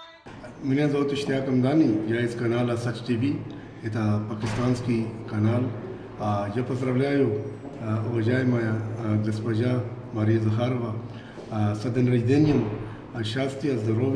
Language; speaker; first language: Russian; non-native, learner; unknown